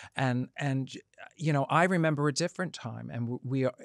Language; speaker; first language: English; native; English